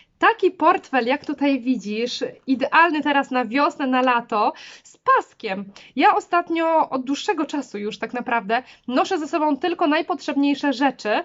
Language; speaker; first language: Polish; native; Polish